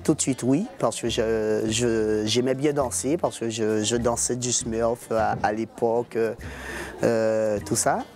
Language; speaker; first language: French; native; French